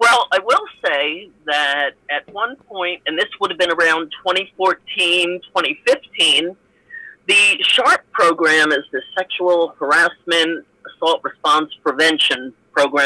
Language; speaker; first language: English; native; English